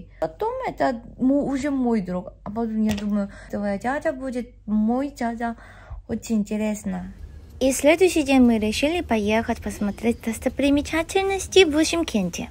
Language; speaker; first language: Russian; non-native, learner; Korean